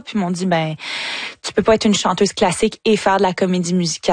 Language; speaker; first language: French; native; French